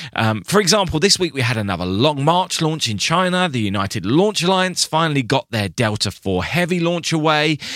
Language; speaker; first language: English; native; English